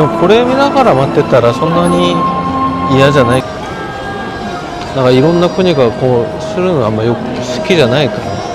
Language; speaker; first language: Japanese; non-native, learner; Korean